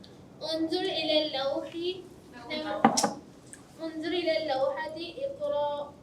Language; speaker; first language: Arabic; non-native, learner; Urdu